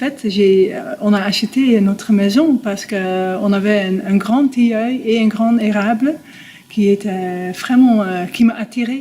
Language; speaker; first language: French; non-native, fluent; Dutch